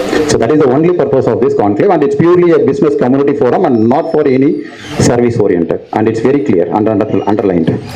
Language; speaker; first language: English; non-native, local second language; Tamil